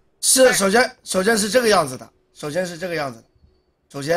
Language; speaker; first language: Chinese; native; Chinese